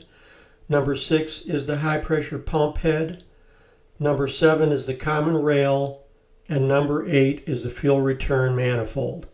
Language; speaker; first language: English; native; English